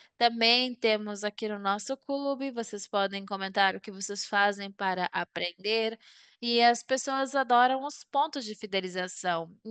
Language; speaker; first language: Portuguese; non-native, learner; Spanish